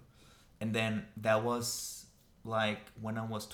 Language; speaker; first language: English; non-native, fluent; Korean